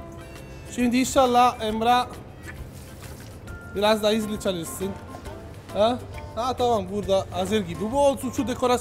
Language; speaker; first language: Turkish; non-native, learner; Italian